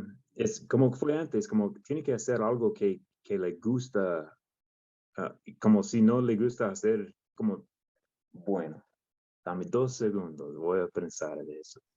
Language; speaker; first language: Spanish; non-native, learner; English